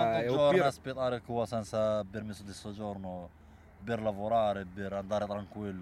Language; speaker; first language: Italian; non-native, learner; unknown